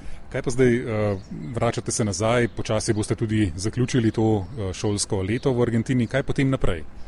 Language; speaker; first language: Slovenian; native; Slovenian